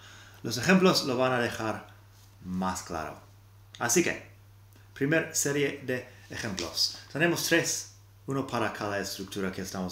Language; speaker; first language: Spanish; non-native, fluent; English